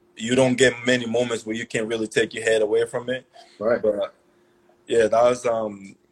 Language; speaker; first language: English; early bilingual, other home language; Portuguese